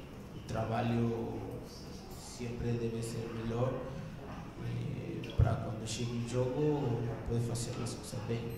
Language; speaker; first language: Portuguese; non-native, learner; Spanish